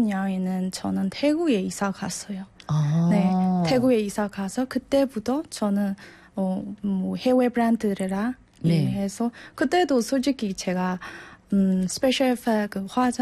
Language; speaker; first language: Korean; non-native, learner; Burmese